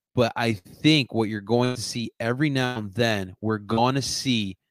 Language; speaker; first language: English; native; English